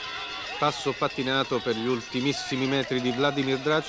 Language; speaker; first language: Italian; native; Italian